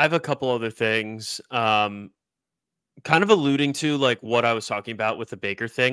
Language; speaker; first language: English; native; English